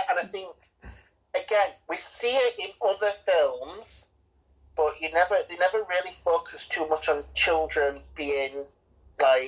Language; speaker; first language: English; native; English